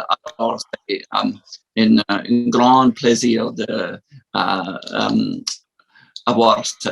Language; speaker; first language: French; non-native, learner; English